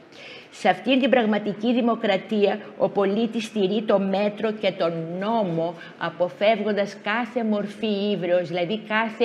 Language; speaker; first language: Greek; native; Greek